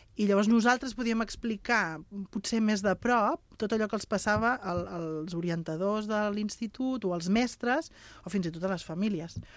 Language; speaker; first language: Catalan; native; Catalan